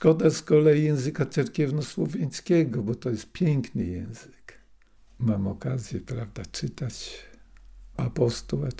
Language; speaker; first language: Polish; non-native, local second language; Russian